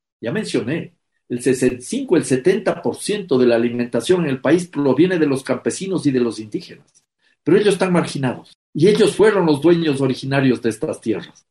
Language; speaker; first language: Spanish; native; Spanish